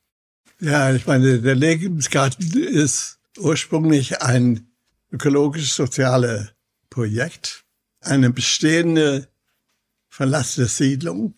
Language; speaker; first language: German; non-native, fluent; English